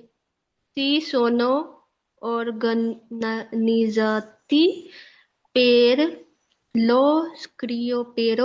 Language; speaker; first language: Italian; non-native, learner; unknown